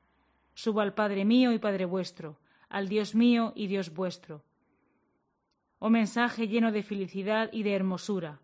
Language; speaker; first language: Spanish; native; Spanish